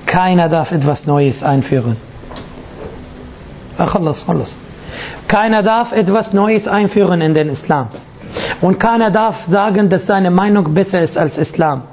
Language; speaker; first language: German; non-native, fluent; Arabic